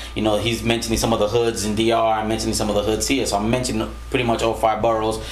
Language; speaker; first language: English; early bilingual, other home language; Spanish